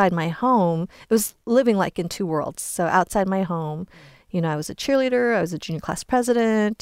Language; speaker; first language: English; early bilingual, other home language; Chinese